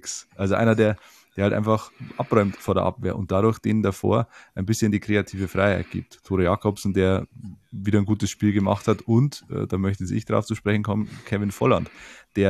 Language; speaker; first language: German; native; German